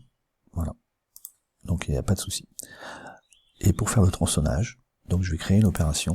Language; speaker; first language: French; native; French